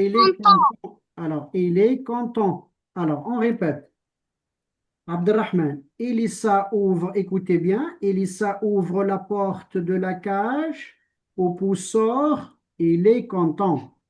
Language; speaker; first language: French; non-native, local second language; Arabic